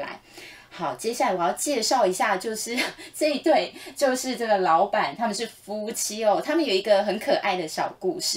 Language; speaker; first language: Chinese; native; Chinese